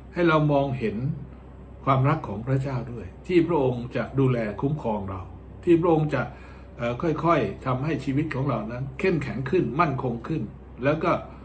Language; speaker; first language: Thai; native; Thai